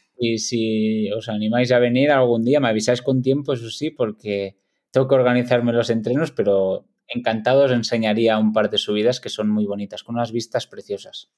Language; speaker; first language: Spanish; non-native, local second language; Catalan